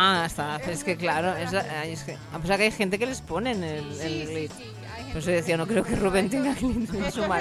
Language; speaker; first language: Spanish; native; Spanish